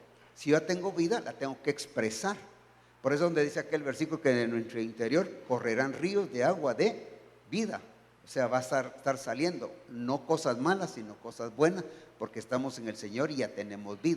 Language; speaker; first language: Spanish; native; Spanish